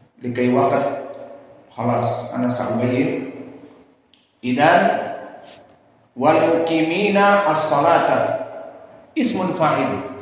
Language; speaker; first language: Arabic; non-native, learner; Indonesian